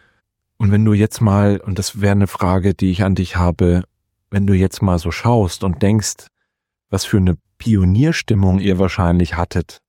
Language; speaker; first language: German; native; German